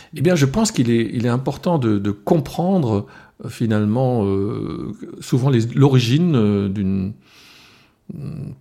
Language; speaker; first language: French; non-native, local second language; Swiss German